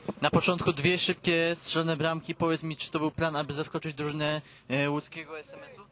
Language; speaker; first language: Polish; native; Polish